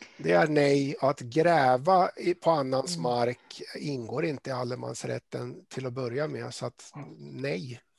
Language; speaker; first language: Swedish; native; Swedish